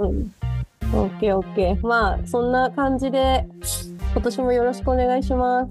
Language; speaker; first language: Japanese; native; Japanese